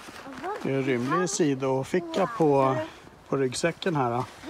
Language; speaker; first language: Swedish; native; Swedish